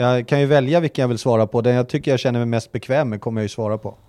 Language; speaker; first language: Swedish; native; Swedish